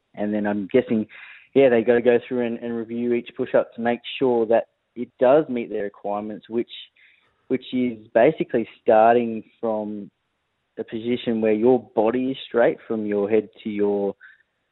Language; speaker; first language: English; native; English